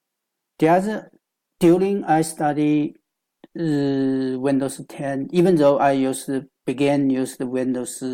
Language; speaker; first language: English; non-native, learner; Chinese